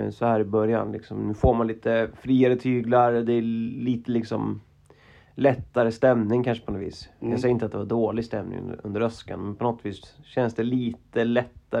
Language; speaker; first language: Swedish; native; Swedish